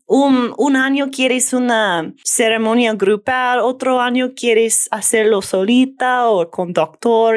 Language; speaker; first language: Spanish; non-native, learner; English